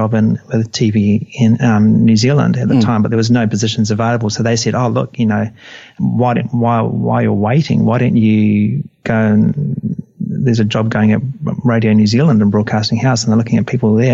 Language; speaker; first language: English; native; English